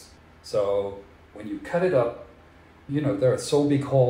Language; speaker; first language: English; non-native, fluent; Swiss German